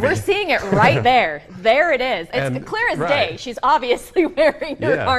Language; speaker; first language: English; native; English